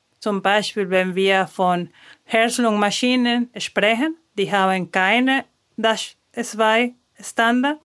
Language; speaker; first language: German; non-native, fluent; Spanish